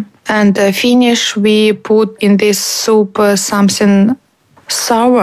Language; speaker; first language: English; non-native, learner; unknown